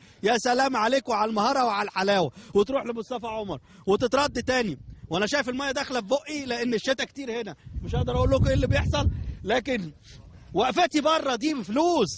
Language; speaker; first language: Arabic; native; Arabic